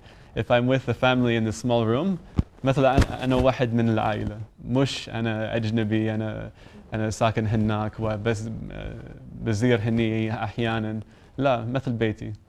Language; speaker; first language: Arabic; non-native, learner; English